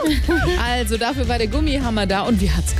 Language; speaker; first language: German; native; German